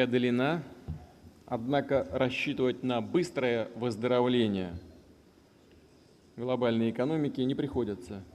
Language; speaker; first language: Russian; native; Russian